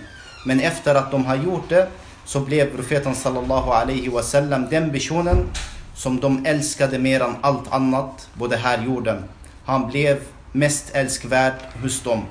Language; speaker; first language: Swedish; non-native, fluent; Arabic